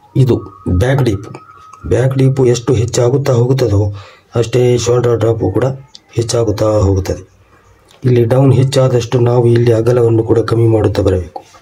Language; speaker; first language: Kannada; non-native, local second language; Tulu